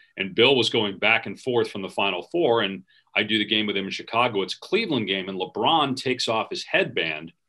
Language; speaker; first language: English; native; English